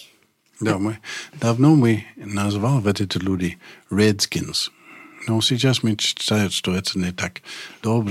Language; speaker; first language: Russian; non-native, learner; English